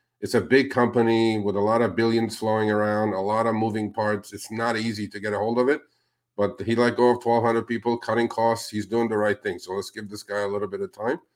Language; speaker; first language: English; non-native, fluent; Spanish